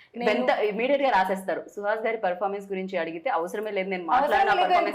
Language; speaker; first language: Telugu; native; Telugu